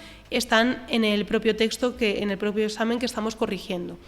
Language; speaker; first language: Spanish; native; Spanish